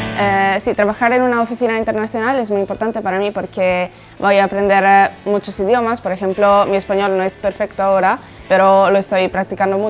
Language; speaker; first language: Spanish; non-native, fluent; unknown